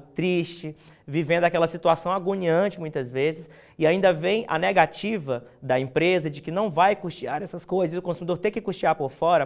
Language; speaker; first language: Portuguese; native; Portuguese